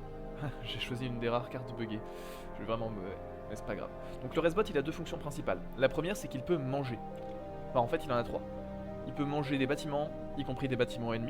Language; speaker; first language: French; native; French